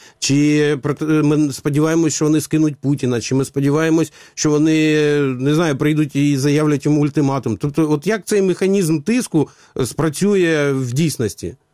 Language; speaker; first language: Ukrainian; native; Ukrainian